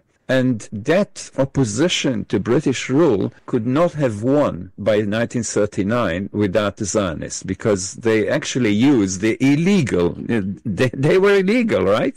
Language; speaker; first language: English; non-native, fluent; Hebrew